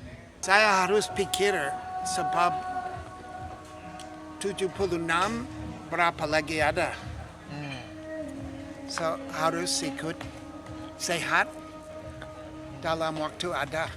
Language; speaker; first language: Indonesian; non-native, learner; English